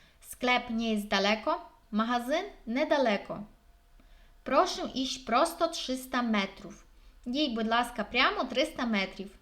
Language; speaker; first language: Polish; non-native, fluent; Ukrainian